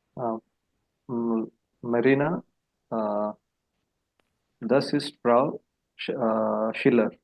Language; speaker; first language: German; non-native, learner; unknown